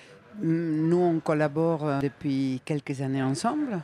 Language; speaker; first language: French; non-native, fluent; Spanish